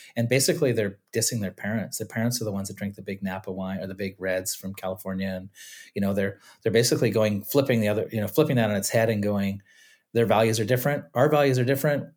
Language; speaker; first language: English; native; English